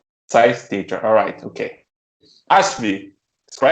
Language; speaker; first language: English; non-native, learner; Portuguese